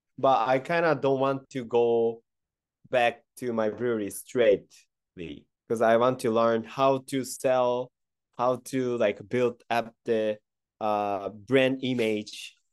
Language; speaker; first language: English; non-native, fluent; Japanese